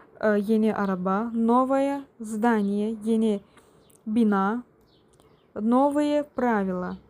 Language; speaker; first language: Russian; non-native, fluent; Turkish